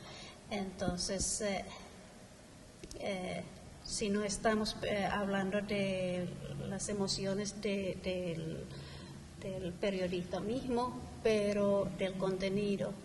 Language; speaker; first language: Spanish; non-native, fluent; Finnish